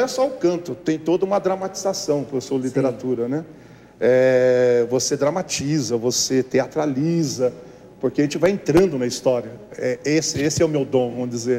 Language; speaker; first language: Portuguese; native; Portuguese